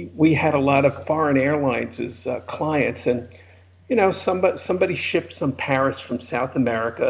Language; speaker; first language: English; native; English